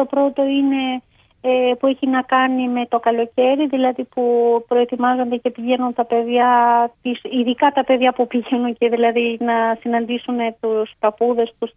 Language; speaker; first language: Greek; non-native, fluent; Albanian